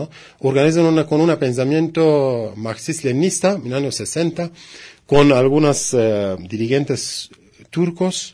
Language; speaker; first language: Spanish; non-native, learner; Kurdish